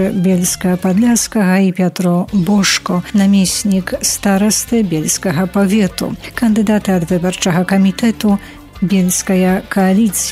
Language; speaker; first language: Polish; non-native, local second language; Belarusian